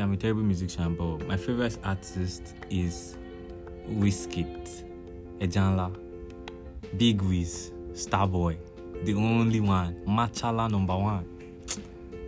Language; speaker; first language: English; non-native, local second language; Yoruba